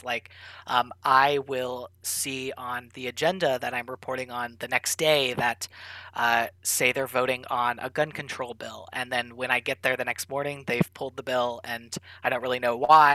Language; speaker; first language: English; native; English